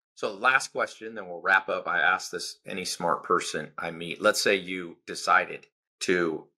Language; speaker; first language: English; native; English